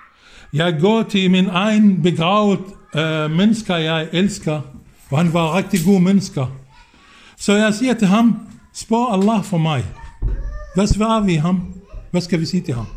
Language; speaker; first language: Danish; non-native, fluent; Arabic